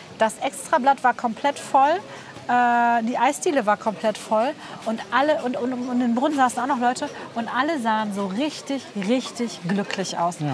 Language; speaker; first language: German; native; German